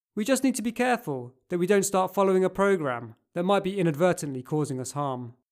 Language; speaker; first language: English; native; English